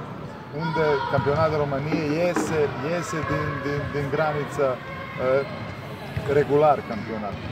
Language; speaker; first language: Romanian; non-native, fluent; Serbian